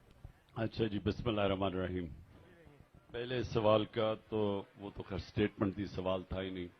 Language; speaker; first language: Urdu; native; Urdu